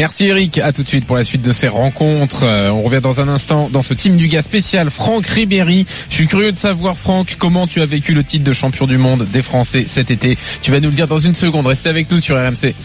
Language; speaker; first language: French; native; French